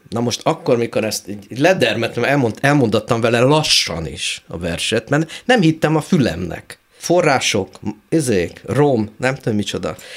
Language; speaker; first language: Hungarian; native; Hungarian